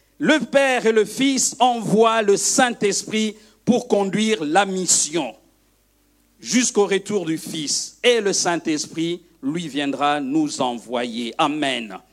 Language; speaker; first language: French; non-native, local second language; Lingala